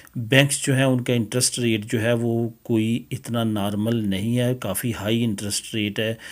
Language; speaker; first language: Urdu; non-native, local second language; Punjabi